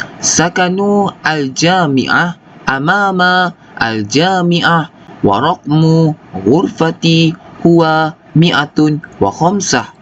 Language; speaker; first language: Arabic; non-native, learner; Malay